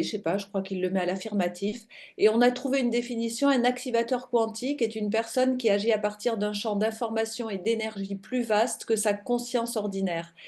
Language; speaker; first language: French; native; French